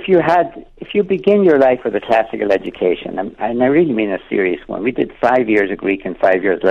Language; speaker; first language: English; native; English